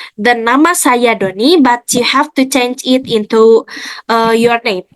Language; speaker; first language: English; non-native, fluent; Indonesian